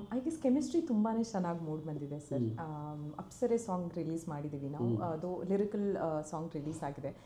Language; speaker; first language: Kannada; native; Kannada